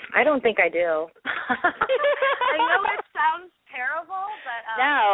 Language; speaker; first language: English; early bilingual, other home language; Hindi